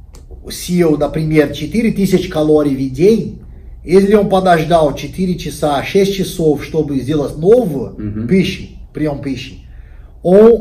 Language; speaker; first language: Russian; non-native, learner; Portuguese